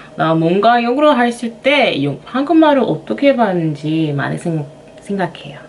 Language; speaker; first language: Korean; non-native, learner; English